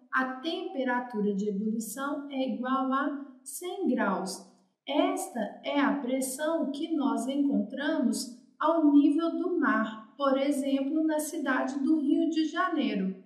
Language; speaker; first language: Portuguese; native; Portuguese